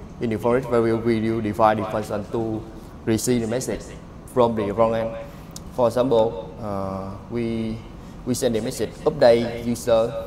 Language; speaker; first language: English; non-native, learner; Vietnamese